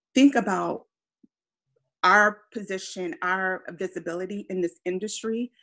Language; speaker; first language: English; non-native, fluent; Spanish